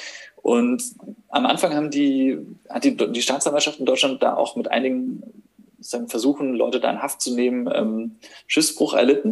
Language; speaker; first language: German; native; German